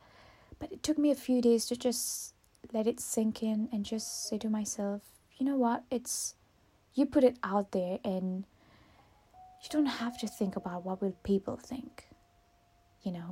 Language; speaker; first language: English; non-native, fluent; Morisyen